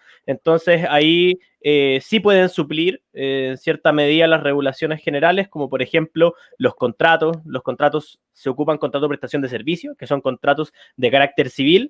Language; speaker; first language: Spanish; native; Spanish